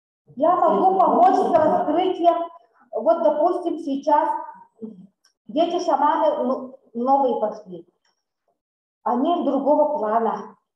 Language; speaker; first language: Russian; non-native, local second language; Yakut